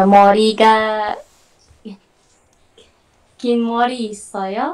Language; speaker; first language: Korean; non-native, learner; Indonesian